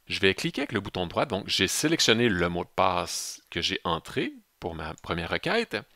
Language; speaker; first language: French; native; French